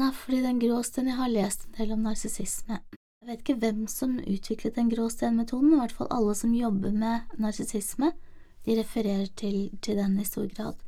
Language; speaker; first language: Norwegian; native; Norwegian